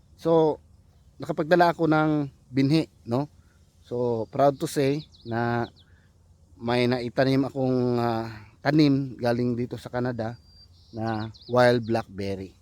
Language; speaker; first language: Filipino; non-native, local second language; Cebuano